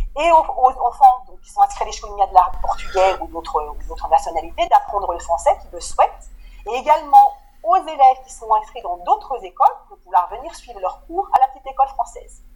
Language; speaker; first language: French; native; French